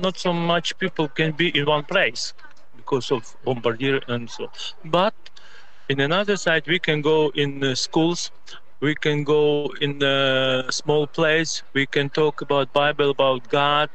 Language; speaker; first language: English; non-native, learner; Ukrainian